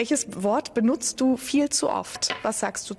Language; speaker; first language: German; native; German